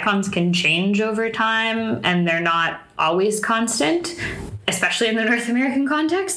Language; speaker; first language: English; native; English